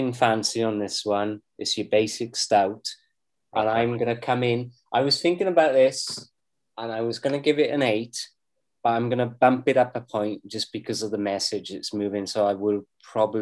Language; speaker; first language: English; native; English